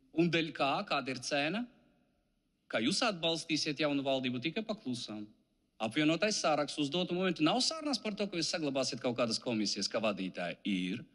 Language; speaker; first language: Latvian; non-native, local second language; Russian